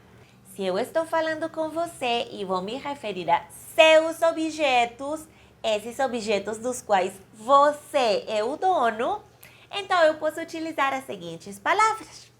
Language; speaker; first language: Portuguese; non-native, fluent; Spanish